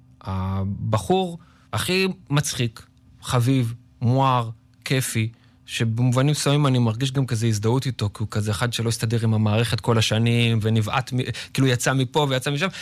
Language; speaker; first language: Hebrew; native; Hebrew